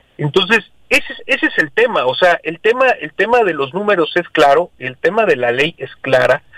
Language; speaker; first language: Spanish; native; Spanish